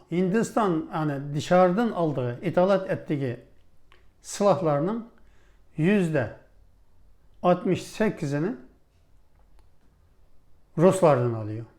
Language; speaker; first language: Turkish; non-native, fluent; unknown